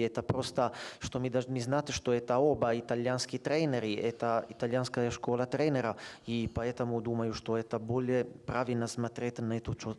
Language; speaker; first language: Russian; non-native, fluent; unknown